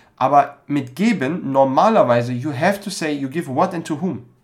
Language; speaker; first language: German; native; German